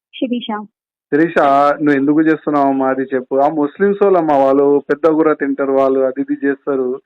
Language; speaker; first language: Telugu; non-native, local second language; Hindi